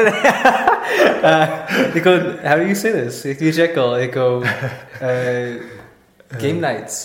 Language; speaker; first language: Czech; non-native, learner; English